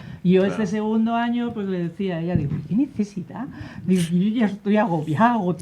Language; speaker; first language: Spanish; native; Spanish